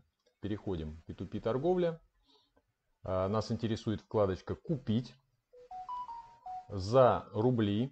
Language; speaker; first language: Russian; native; Russian